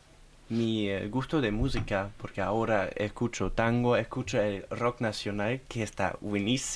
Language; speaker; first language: Spanish; non-native, fluent; German